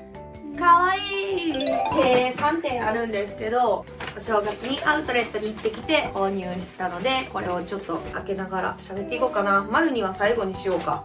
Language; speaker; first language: Japanese; native; Japanese